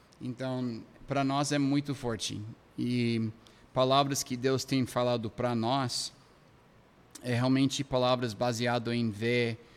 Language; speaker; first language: Portuguese; non-native, fluent; English